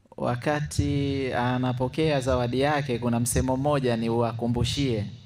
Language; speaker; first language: Swahili; native; Swahili